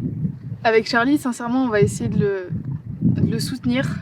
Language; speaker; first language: French; native; French